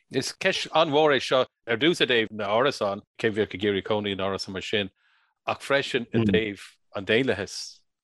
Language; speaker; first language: Irish; non-native, local second language; English